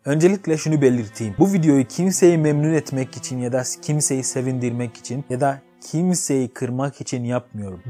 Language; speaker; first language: Turkish; non-native, fluent; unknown